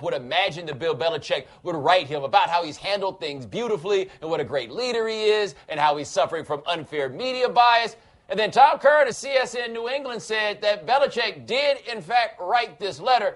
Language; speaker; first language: English; native; English